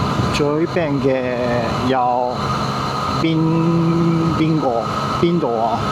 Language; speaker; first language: Cantonese; non-native, learner; Japanese